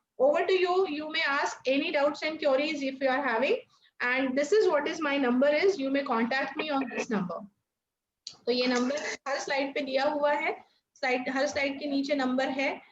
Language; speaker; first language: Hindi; non-native, local second language; Marathi